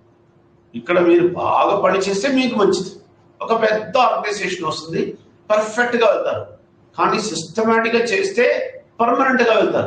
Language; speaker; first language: Telugu; non-native, fluent; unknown